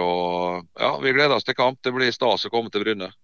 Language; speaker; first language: Norwegian; native; Norwegian